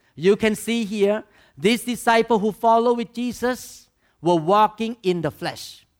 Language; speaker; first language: English; non-native, fluent; Thai